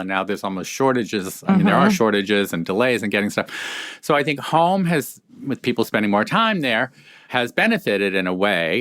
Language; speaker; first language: English; native; English